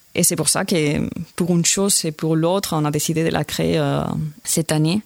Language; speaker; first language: French; non-native, fluent; Spanish